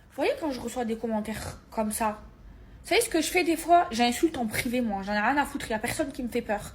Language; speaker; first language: French; native; French